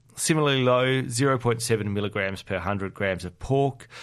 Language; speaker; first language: English; native; English